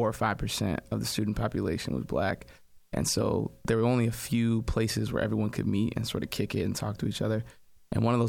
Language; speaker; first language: English; native; English